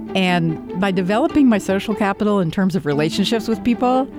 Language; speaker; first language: English; native; English